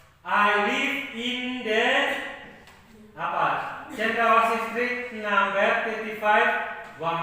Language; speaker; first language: English; non-native, learner; Indonesian